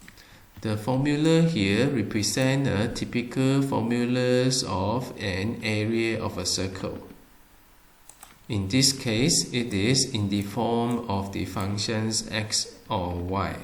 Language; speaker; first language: English; non-native, fluent; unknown